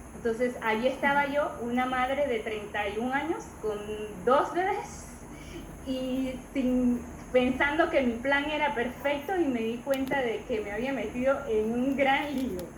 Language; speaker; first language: Spanish; native; Spanish